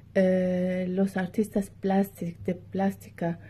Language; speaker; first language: Spanish; non-native, fluent; Arabic